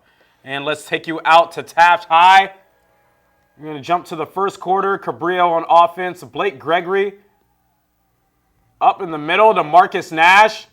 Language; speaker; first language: English; native; English